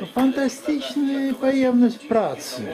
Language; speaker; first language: Polish; non-native, learner; Russian